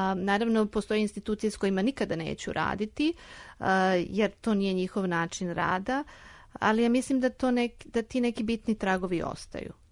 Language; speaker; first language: Serbian; native; Serbian